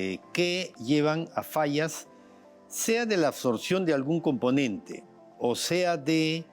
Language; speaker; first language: Spanish; native; Spanish